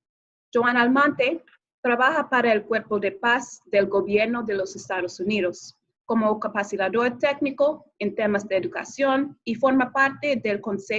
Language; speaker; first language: Spanish; non-native, fluent; English